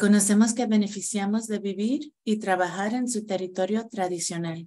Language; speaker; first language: Spanish; non-native, fluent; English